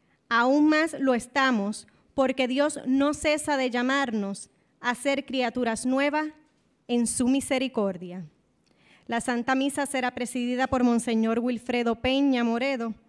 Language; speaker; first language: Spanish; native; Spanish